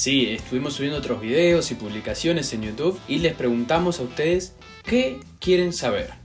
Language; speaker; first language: Spanish; native; Spanish